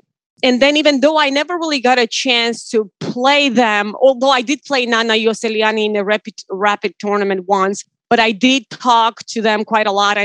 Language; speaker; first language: English; non-native, fluent; Georgian